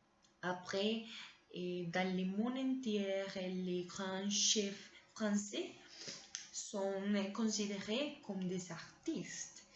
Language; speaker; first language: French; non-native, learner; Spanish